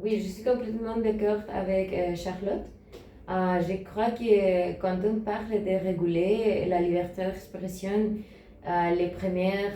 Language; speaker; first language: French; non-native, learner; Spanish